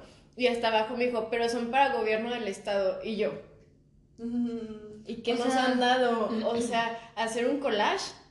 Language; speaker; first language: Spanish; native; Spanish